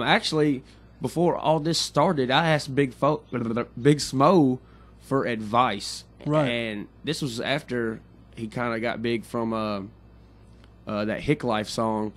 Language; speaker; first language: English; native; English